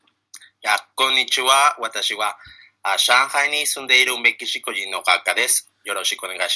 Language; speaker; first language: Japanese; non-native, learner; Spanish